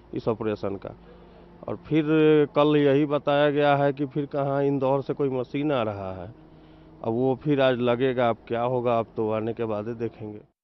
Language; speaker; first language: Hindi; native; Hindi